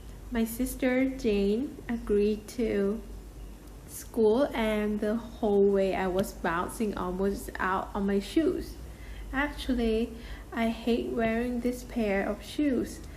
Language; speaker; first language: English; non-native, fluent; Thai